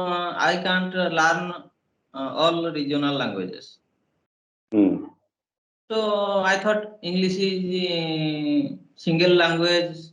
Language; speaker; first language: English; non-native, learner; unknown